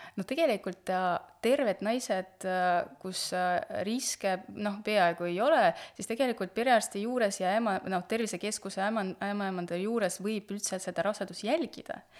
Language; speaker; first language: Estonian; non-native, local second language; Russian